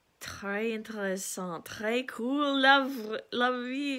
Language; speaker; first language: French; non-native, learner; English